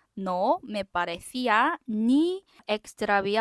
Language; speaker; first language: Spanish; non-native, fluent; Korean